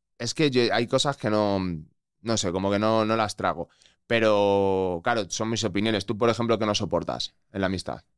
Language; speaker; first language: Spanish; native; Spanish